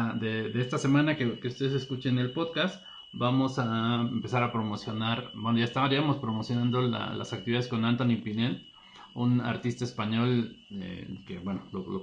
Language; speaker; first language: Spanish; native; Spanish